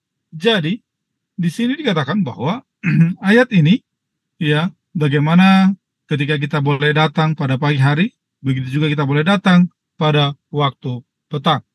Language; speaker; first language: Indonesian; native; Indonesian